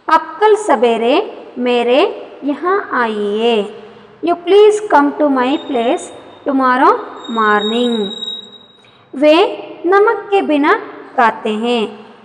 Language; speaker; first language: Hindi; non-native, local second language; Kannada